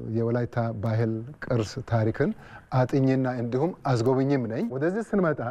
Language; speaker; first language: Amharic; non-native, local second language; Wolaytta